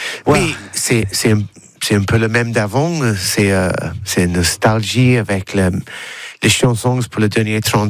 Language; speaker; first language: French; non-native, learner; English